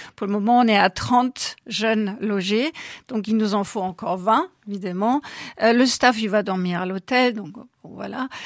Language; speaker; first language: French; non-native, fluent; German